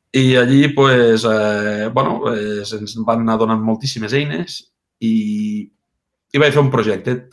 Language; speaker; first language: Catalan; native; Catalan